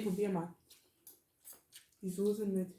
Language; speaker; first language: German; early bilingual, other home language; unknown